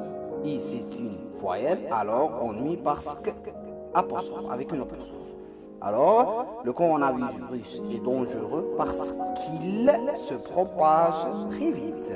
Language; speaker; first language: French; non-native, local second language; Arabic